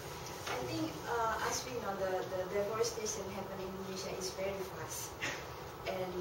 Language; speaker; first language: English; non-native, learner; Indonesian